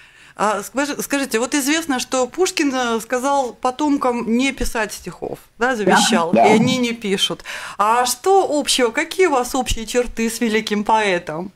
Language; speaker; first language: Russian; native; Russian